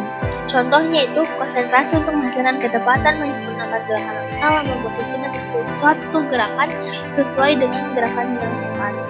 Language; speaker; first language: Indonesian; native; Indonesian